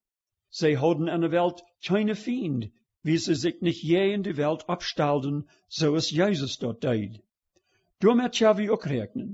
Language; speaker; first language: German; early bilingual, heritage; Plautdietsch